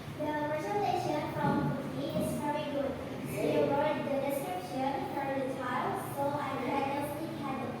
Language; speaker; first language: English; non-native, learner; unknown